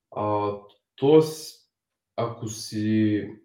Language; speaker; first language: Bulgarian; native; Bulgarian